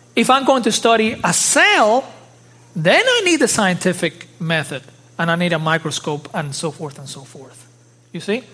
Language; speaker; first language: English; early bilingual, other home language; Spanish